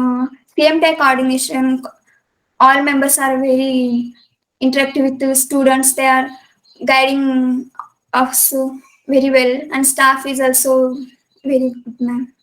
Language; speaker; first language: English; non-native, local second language; Kannada